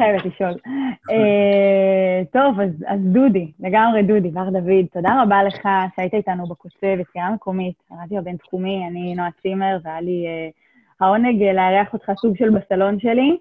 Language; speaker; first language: Hebrew; native; Hebrew